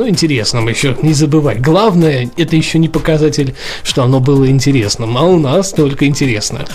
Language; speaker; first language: Russian; native; Russian